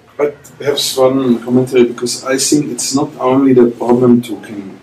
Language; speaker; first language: English; non-native, fluent; German